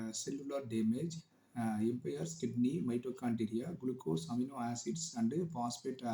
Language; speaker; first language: English; non-native, local second language; Tamil